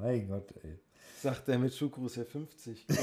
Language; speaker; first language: German; native; German